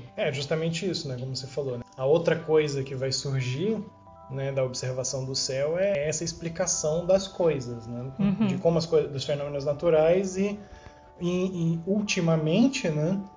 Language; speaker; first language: Portuguese; native; Portuguese